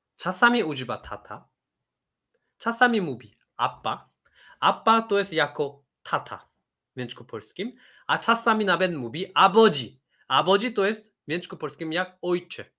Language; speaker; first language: Polish; non-native, fluent; Korean